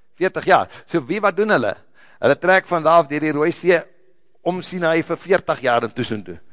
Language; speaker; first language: Afrikaans; native; Afrikaans